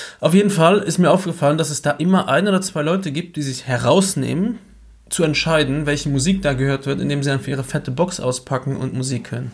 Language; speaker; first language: German; native; German